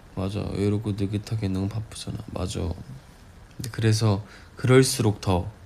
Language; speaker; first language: Korean; native; Korean